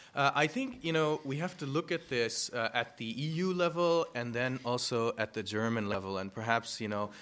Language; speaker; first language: English; early bilingual, other home language; German